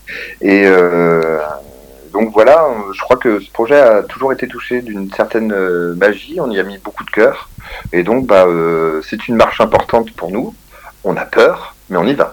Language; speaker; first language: French; native; French